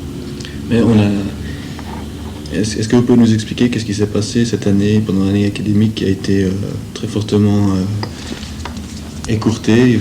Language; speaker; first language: French; native; French